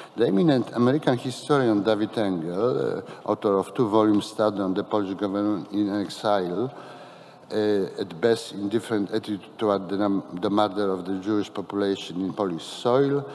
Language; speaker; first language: English; non-native, fluent; Polish